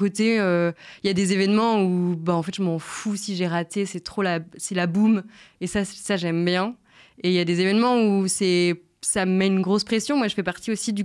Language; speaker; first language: French; native; French